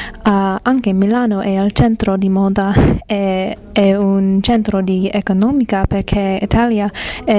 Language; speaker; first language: Italian; non-native, learner; English